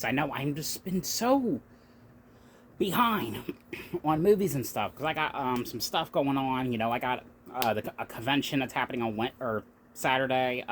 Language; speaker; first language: English; native; English